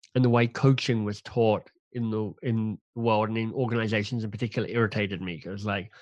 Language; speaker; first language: English; native; English